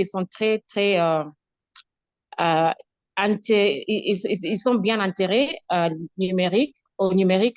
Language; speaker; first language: French; non-native, fluent; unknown